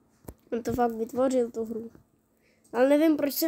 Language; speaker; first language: Czech; early bilingual, other home language; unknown